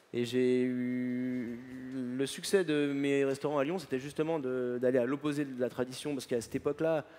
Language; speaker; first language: French; native; French